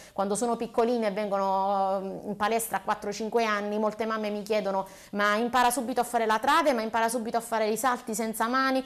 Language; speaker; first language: Italian; native; Italian